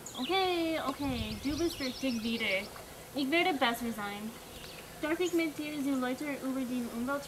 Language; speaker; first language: German; non-native, learner; English